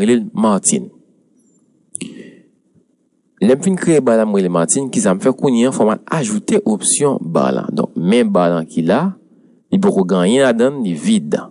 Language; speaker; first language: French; non-native, local second language; Haitian Creole